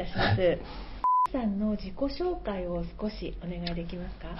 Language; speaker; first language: Japanese; native; Japanese